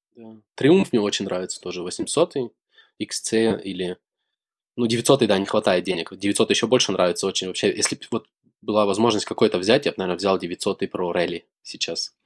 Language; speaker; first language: Russian; native; Russian